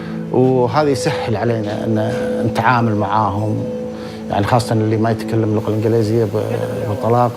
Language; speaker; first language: Arabic; native; Arabic